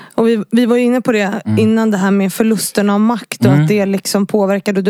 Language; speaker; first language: Swedish; native; Swedish